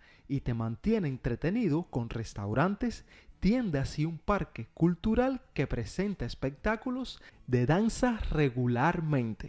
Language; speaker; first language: Spanish; native; Spanish